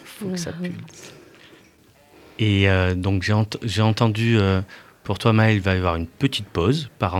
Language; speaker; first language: French; native; French